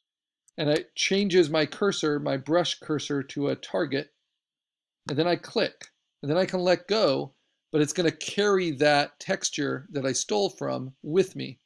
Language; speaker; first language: English; native; English